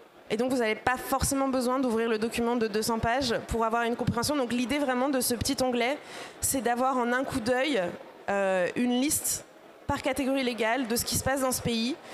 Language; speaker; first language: French; native; French